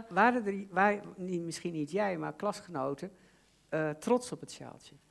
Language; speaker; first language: Dutch; native; Dutch